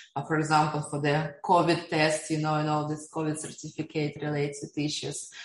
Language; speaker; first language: English; non-native, fluent; Russian